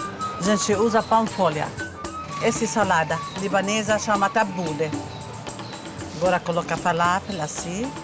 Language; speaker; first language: Portuguese; non-native, learner; Arabic